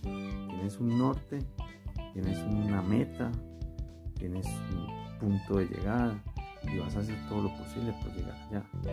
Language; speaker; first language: Spanish; native; Spanish